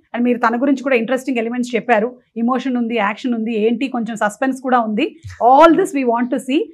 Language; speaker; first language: Telugu; non-native, local second language; Malayalam